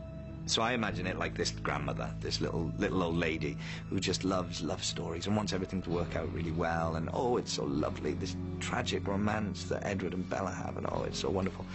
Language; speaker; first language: English; native; English